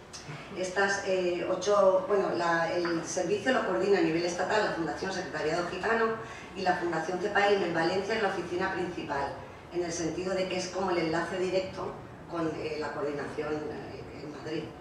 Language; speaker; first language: Spanish; native; Spanish